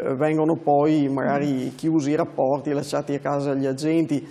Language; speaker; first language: Italian; native; Italian